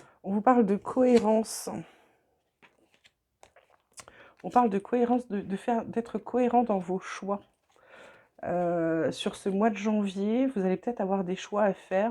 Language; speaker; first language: French; native; French